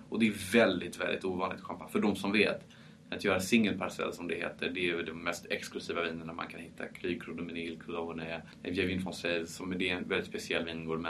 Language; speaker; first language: Swedish; early bilingual, heritage; Swedish